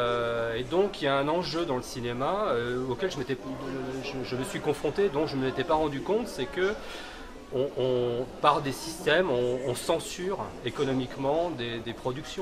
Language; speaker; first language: French; native; French